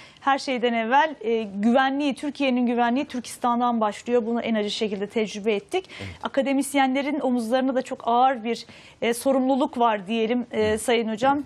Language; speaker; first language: Turkish; native; Turkish